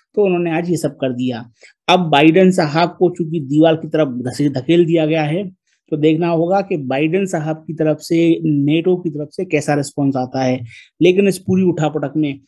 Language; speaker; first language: Hindi; native; Hindi